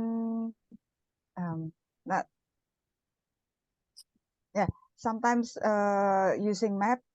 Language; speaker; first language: English; non-native, learner; Indonesian